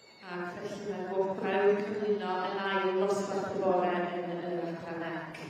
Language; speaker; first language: Welsh; native; Welsh